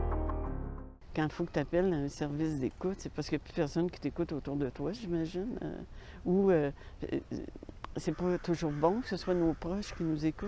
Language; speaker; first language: French; native; French